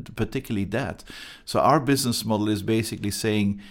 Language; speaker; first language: English; non-native, fluent; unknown